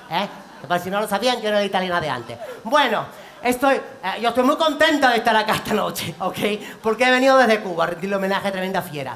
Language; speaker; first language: Spanish; native; Spanish